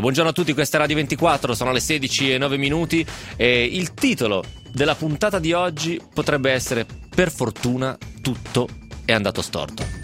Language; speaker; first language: Italian; native; Italian